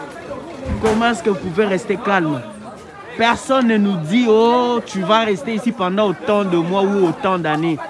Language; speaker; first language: French; non-native, local second language; Lingala